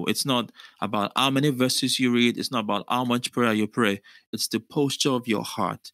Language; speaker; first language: English; non-native, local second language; Yoruba